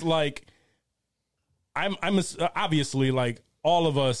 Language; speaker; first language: English; early bilingual, other home language; Spanish